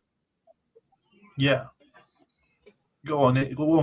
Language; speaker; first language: English; non-native, fluent; Spanish